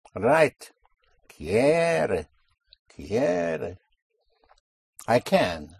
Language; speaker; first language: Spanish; non-native, fluent; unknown